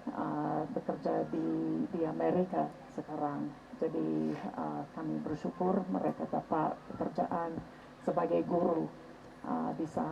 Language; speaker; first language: Indonesian; non-native, fluent; English